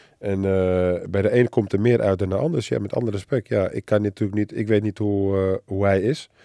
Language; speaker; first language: Dutch; early bilingual, other home language; Arabic